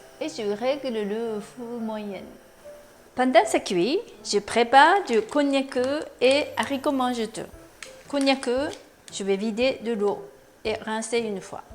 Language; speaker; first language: French; non-native, fluent; Japanese